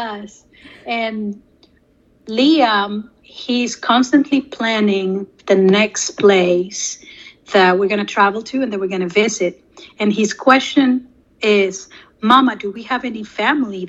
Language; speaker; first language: English; non-native, fluent; Spanish